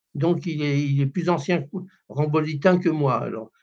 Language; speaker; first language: French; native; French